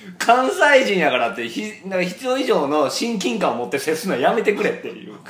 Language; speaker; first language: Japanese; native; Japanese